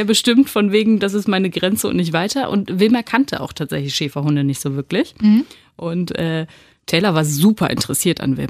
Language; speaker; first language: German; native; German